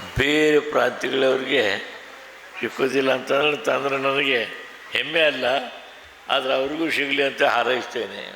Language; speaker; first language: Kannada; native; Kannada